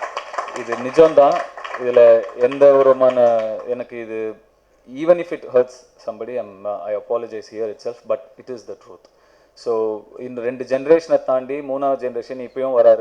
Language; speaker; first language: Tamil; native; Tamil